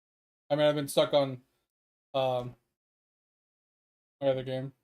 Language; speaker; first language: English; native; English